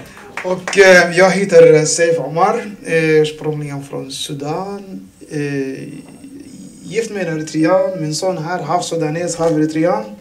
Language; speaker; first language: Swedish; non-native, fluent; Arabic